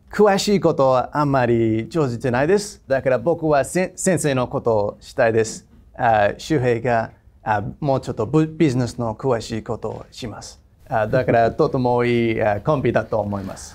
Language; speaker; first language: Japanese; non-native, fluent; English